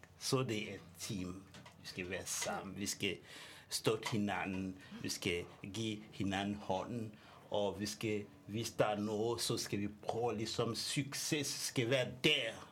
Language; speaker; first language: Danish; non-native, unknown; French